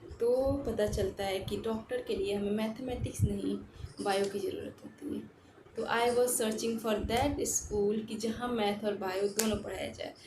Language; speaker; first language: Hindi; native; Hindi